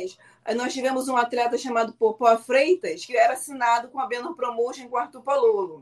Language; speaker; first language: Portuguese; native; Portuguese